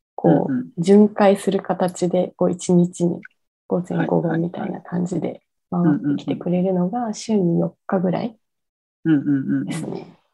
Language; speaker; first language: Japanese; native; Japanese